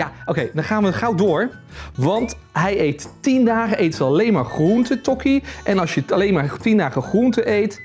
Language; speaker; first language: Dutch; native; Dutch